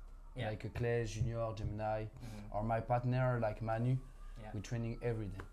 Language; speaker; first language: English; non-native, learner; French